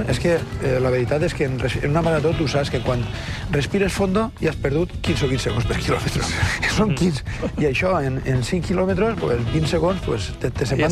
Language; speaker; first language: Catalan; native; Catalan